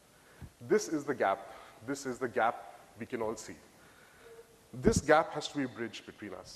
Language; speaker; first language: English; non-native, local second language; Bangla